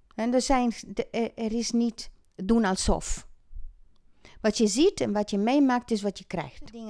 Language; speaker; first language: Dutch; non-native, fluent; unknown